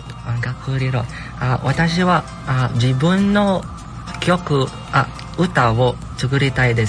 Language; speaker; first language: Japanese; non-native, learner; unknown